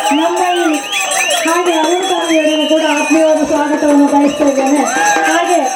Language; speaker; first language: Kannada; non-native, local second language; Konkani